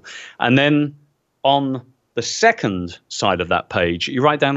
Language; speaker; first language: English; native; English